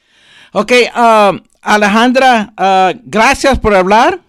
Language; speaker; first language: Spanish; early bilingual, heritage; Spanish